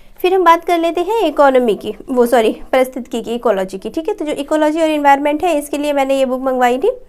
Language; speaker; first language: Hindi; native; Hindi